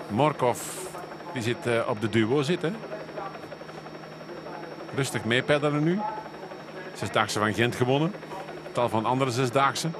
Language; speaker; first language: Dutch; native; Dutch